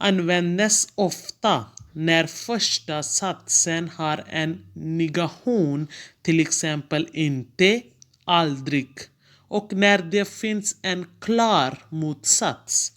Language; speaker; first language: Swedish; non-native, fluent; Urdu